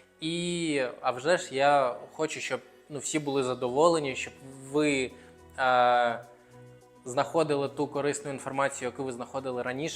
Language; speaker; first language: Ukrainian; non-native, local second language; Russian